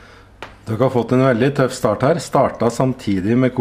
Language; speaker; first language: Norwegian; native; Norwegian